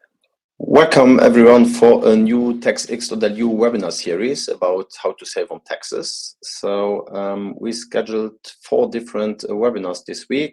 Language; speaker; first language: English; non-native, fluent; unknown